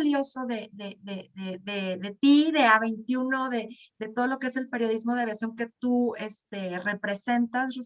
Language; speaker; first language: Spanish; native; Spanish